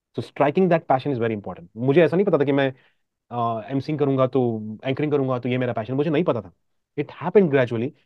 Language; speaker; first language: Hindi; non-native, local second language; Marathi